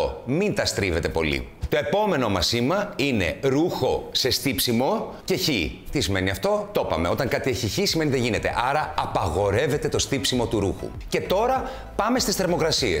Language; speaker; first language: Greek; native; Greek